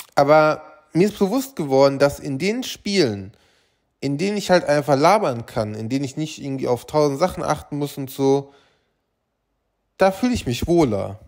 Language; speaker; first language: German; native; German